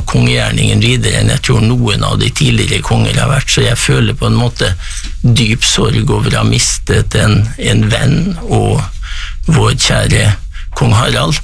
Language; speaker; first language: Norwegian; native; Norwegian